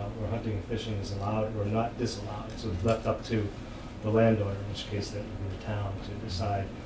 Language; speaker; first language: English; native; English